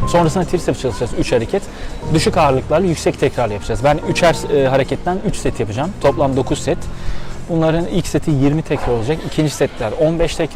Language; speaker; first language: Turkish; native; Turkish